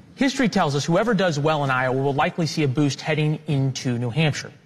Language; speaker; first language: English; native; English